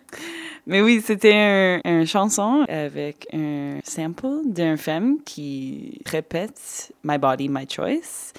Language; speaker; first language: French; non-native, fluent; English